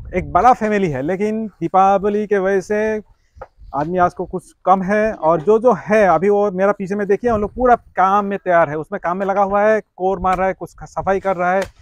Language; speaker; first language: Hindi; non-native, local second language; Assamese